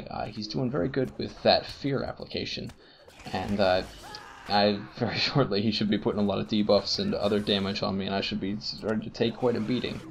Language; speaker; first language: English; native; English